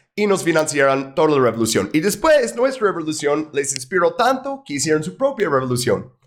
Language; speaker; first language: Spanish; non-native, fluent; English